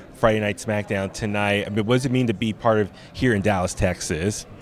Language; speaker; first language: English; native; English